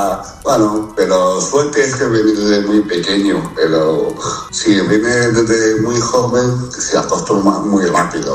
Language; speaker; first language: Spanish; non-native, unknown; Chinese